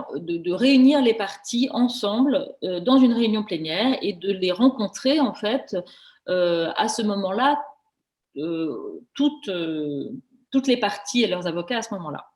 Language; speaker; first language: French; native; French